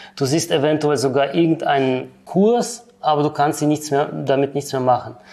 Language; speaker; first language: German; non-native, fluent; Russian